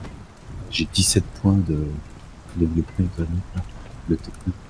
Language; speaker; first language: French; native; French